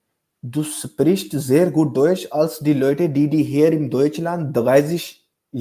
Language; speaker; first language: German; non-native, learner; Urdu